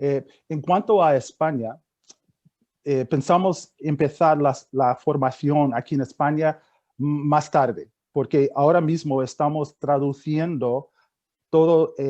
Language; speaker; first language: Spanish; non-native, fluent; English